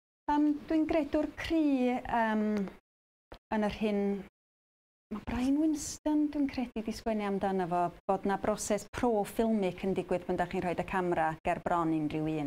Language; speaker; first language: Welsh; native; Welsh